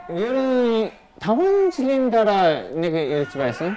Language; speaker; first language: Mongolian; non-native, learner; Japanese